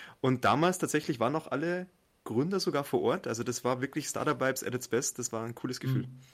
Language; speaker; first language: German; native; German